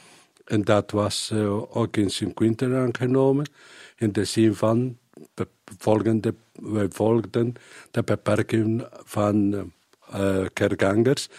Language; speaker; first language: Dutch; non-native, learner; Spanish